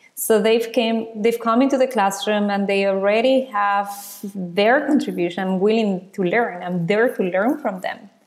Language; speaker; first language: English; non-native, fluent; Spanish